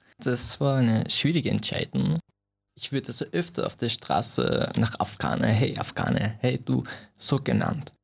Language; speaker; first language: German; non-native, fluent; Persian